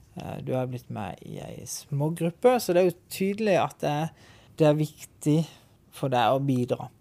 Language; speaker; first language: Norwegian; native; Norwegian